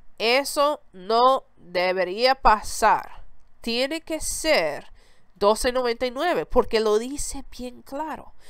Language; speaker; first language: Spanish; early bilingual, heritage; Spanish